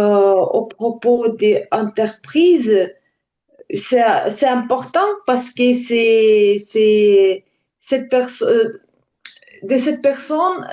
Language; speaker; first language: French; non-native, learner; Ukrainian